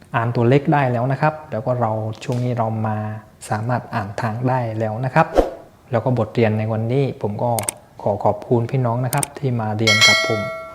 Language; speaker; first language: Thai; non-native, fluent; Vietnamese